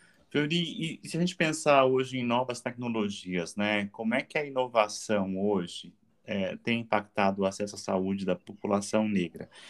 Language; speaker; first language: Portuguese; native; Portuguese